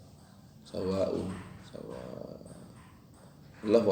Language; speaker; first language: Arabic; non-native, fluent; Indonesian